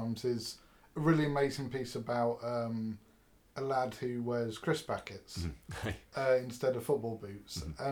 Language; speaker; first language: English; native; English